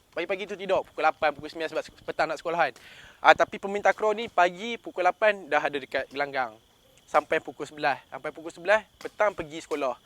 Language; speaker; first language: Malay; native; Malay